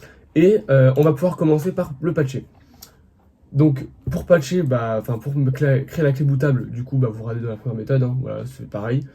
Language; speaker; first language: French; native; French